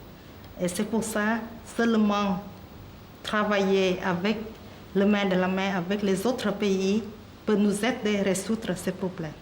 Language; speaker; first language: French; non-native, learner; Vietnamese